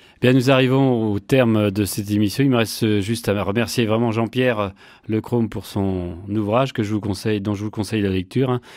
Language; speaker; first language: French; native; French